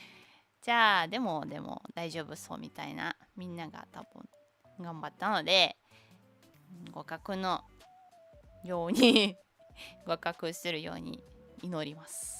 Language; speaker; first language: Japanese; non-native, learner; Russian